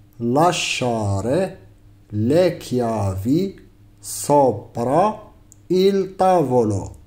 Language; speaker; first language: Italian; non-native, fluent; Arabic